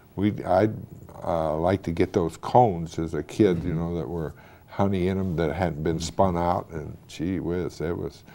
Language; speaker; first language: English; native; English